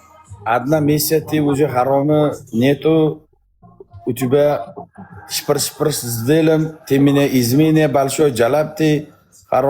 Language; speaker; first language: Russian; non-native, learner; Uzbek